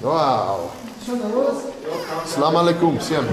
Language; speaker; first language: Russian; non-native, learner; English